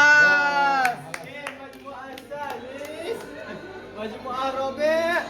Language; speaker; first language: Arabic; non-native, learner; Malay